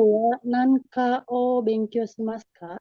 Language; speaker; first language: Japanese; non-native, learner; Indonesian